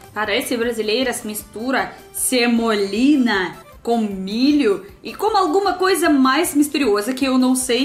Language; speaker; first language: Portuguese; non-native, learner; Russian